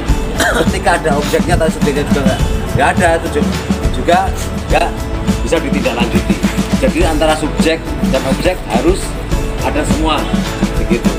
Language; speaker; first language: Indonesian; native; Indonesian